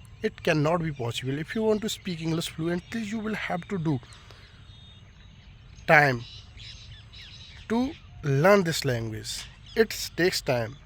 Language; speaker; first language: English; non-native, local second language; Hindi